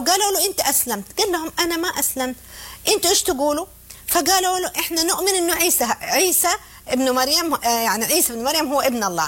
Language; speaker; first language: Arabic; native; Arabic